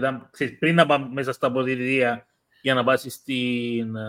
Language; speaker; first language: Greek; native; Greek